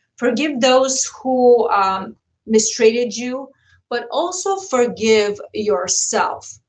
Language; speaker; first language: English; non-native, fluent; Bulgarian